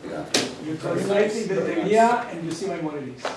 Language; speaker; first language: English; non-native, fluent; Hebrew